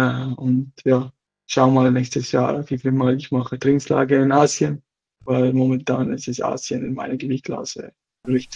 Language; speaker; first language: German; non-native, local second language; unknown